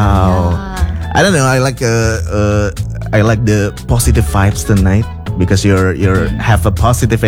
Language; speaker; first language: English; non-native, fluent; Indonesian